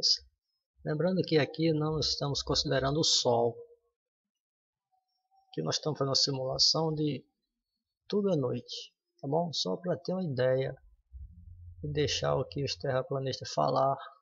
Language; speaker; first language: Portuguese; native; Portuguese